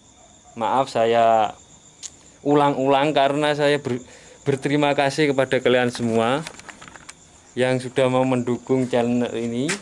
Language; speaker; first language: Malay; non-native, local second language; Javanese